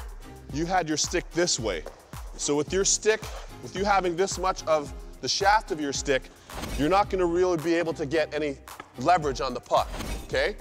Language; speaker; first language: English; native; English